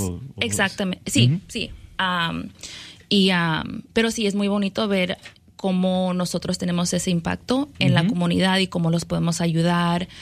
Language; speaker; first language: Spanish; early bilingual, other home language; English